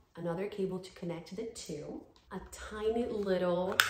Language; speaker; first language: English; non-native, fluent; Portuguese